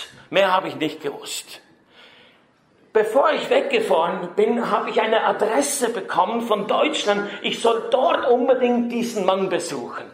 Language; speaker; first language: German; native; German